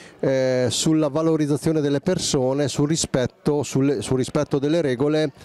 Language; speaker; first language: Italian; native; Italian